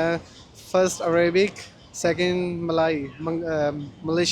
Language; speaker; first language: English; non-native, learner; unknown